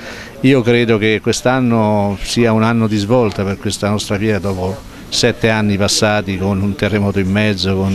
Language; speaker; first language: Italian; native; Italian